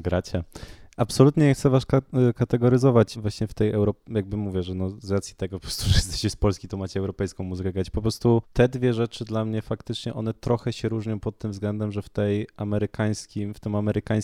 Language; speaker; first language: Polish; native; Polish